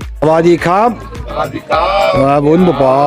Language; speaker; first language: Thai; native; Thai